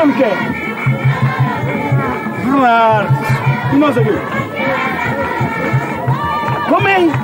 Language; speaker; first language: Portuguese; non-native, local second language; Tsonga